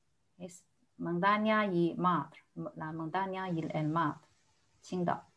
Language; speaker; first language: Spanish; non-native, fluent; Chinese